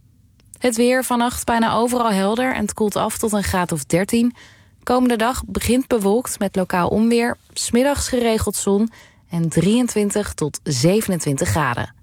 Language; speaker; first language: Dutch; native; Dutch